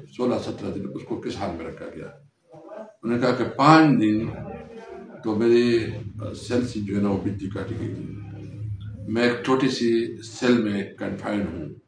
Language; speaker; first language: Urdu; non-native, local second language; Pashto